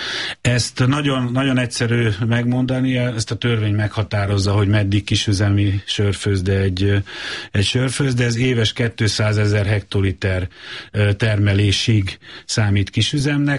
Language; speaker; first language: Hungarian; native; Hungarian